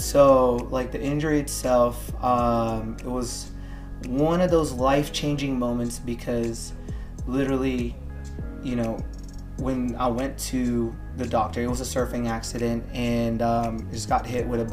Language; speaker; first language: English; native; English